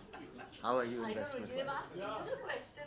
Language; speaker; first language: English; non-native, local second language; Hindi